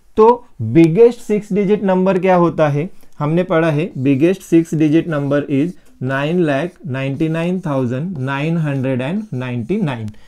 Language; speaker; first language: Hindi; non-native, local second language; Marathi